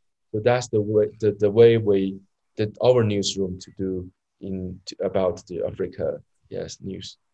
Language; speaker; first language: English; non-native, learner; Chinese